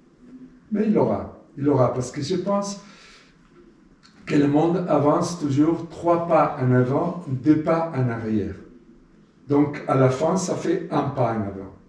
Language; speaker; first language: French; non-native, fluent; Spanish